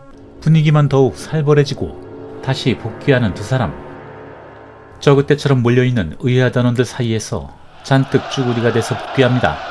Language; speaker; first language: Korean; native; Korean